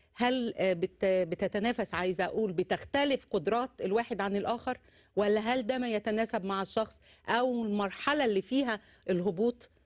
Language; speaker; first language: Arabic; native; Arabic